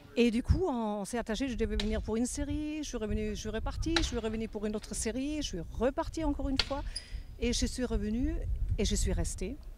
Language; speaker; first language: French; non-native, fluent; German